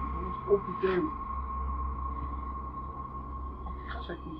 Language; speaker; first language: French; native; French